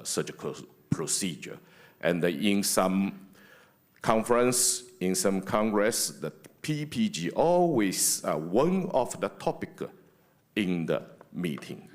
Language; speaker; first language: English; non-native, fluent; Chinese